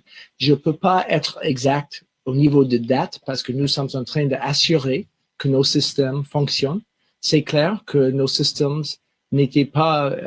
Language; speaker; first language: French; non-native, local second language; English